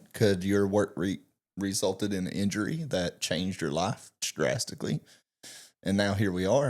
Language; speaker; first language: English; native; English